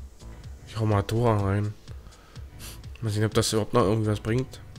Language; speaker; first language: German; native; German